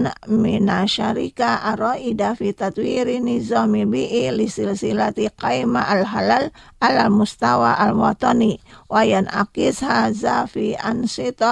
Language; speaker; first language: Arabic; non-native, fluent; Indonesian